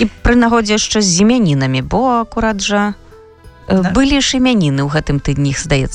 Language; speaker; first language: Polish; non-native, local second language; Belarusian